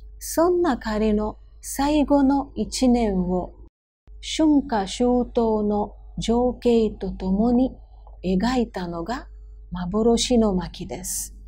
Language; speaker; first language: Japanese; non-native, fluent; Hindi